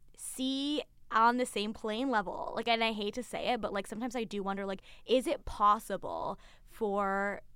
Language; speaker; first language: English; early bilingual, other home language; Tigrinya